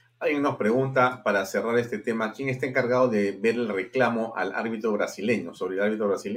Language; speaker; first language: Spanish; native; Spanish